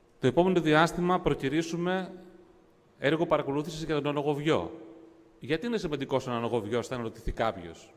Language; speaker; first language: Greek; native; Greek